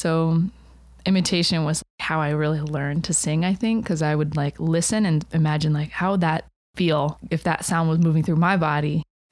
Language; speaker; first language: English; native; English